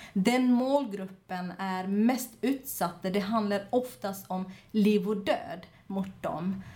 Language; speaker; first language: Swedish; non-native, fluent; Kurdish